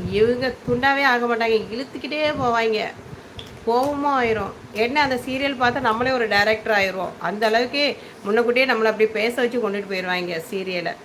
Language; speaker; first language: Tamil; early bilingual, heritage; Tamil